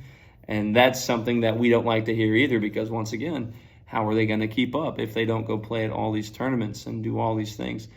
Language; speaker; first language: English; native; English